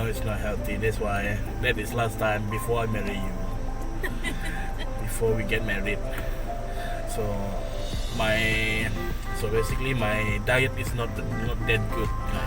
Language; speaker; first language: English; non-native, local second language; Malay